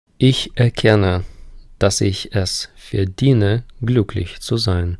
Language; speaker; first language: German; non-native, fluent; Ukrainian